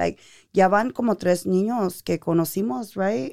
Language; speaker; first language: Spanish; early bilingual, heritage; Spanish